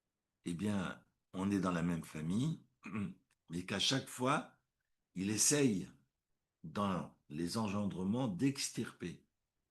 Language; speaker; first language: French; native; French